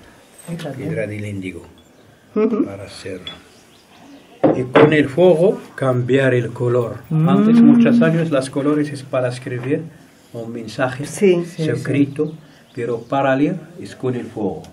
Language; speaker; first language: Spanish; non-native, learner; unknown